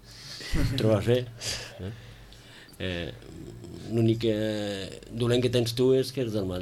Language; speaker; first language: Catalan; native; Catalan